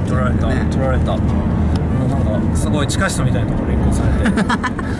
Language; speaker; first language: Japanese; native; Japanese